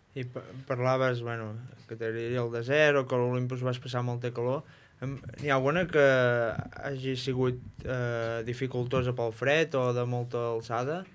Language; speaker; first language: Catalan; native; Catalan